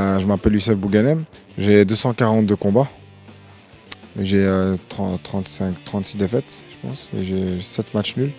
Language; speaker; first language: French; early bilingual, other home language; Arabic